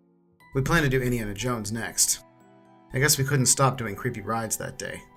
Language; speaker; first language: English; native; English